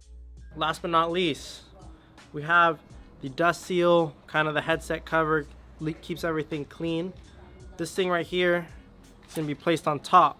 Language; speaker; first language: English; native; English